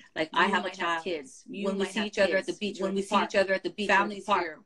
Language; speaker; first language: English; native; English